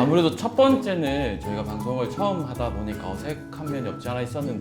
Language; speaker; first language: Korean; native; Korean